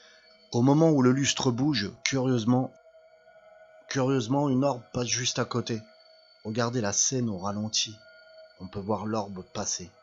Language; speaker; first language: French; native; French